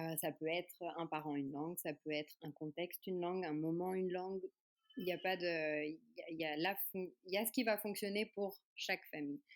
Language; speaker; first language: French; native; French